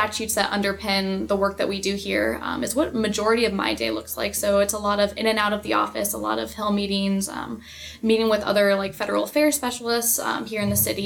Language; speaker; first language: English; native; English